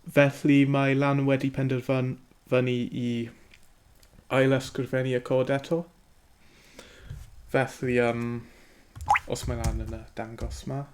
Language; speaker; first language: Welsh; non-native, learner; English